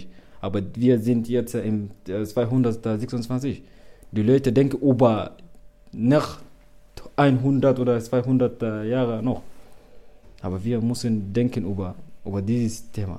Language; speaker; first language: German; non-native, learner; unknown